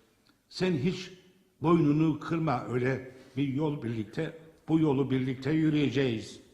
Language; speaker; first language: Turkish; native; Turkish